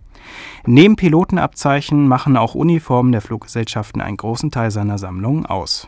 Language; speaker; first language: German; native; German